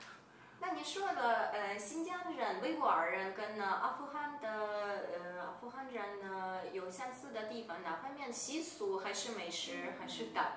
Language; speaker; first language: Chinese; non-native, fluent; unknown